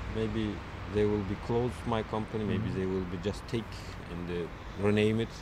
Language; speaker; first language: English; non-native, learner; Uzbek